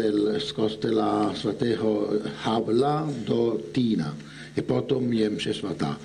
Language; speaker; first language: Czech; non-native, learner; Italian